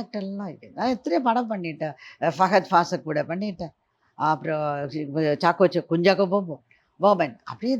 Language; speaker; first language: Tamil; non-native, learner; Malayalam